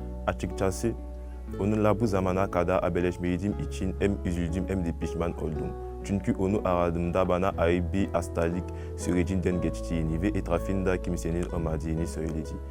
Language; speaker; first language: Turkish; non-native, fluent; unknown